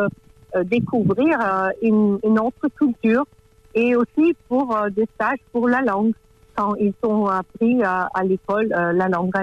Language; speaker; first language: French; non-native, fluent; German